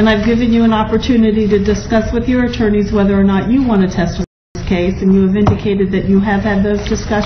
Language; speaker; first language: English; native; English